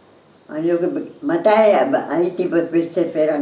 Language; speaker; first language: Hebrew; non-native, learner; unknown